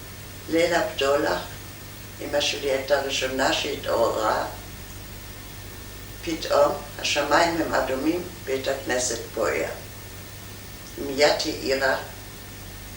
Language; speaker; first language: Hebrew; non-native, fluent; German